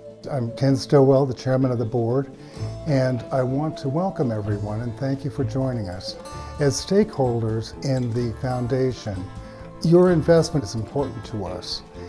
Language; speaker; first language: English; native; English